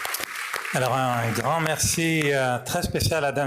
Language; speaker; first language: French; native; French